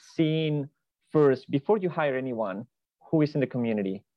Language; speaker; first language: English; non-native, fluent; Spanish